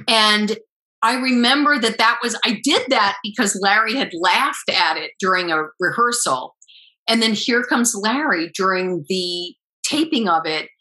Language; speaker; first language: English; native; English